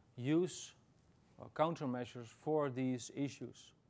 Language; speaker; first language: English; non-native, fluent; Dutch